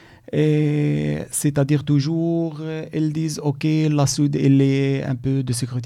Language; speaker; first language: French; non-native, learner; Arabic